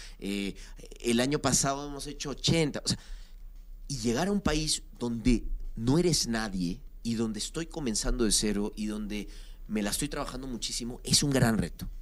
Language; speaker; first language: Spanish; native; Spanish